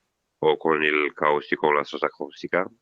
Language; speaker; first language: Spanish; non-native, learner; Italian